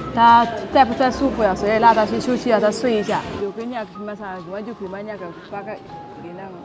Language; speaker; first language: Chinese; non-native, fluent; Ganda